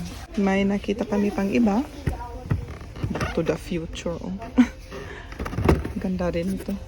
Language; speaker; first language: Filipino; native; Filipino